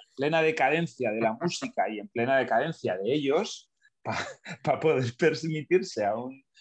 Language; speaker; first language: Spanish; native; Spanish